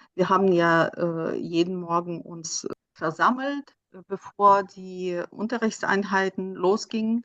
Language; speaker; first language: German; non-native, fluent; Russian